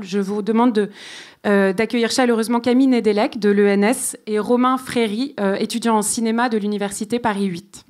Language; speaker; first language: French; native; French